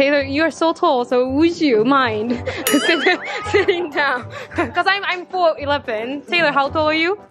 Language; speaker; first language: English; non-native, fluent; Japanese